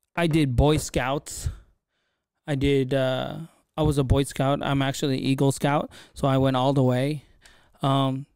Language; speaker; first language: English; native; English